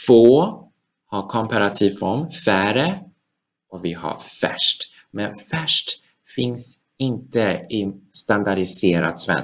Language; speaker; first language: Swedish; non-native, fluent; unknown